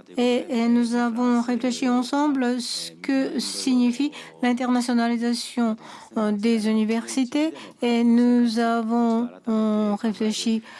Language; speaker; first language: French; non-native, fluent; Japanese